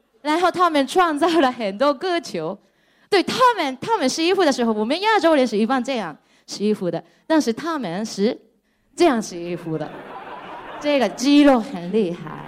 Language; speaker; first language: Chinese; non-native, fluent; Japanese